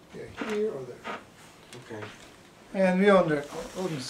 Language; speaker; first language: English; non-native, fluent; Russian